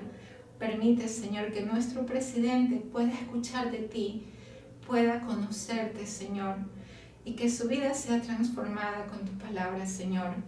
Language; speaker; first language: Spanish; native; Spanish